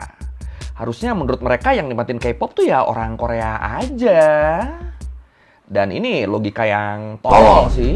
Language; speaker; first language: Indonesian; native; Indonesian